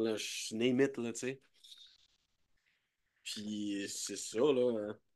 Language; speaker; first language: French; native; French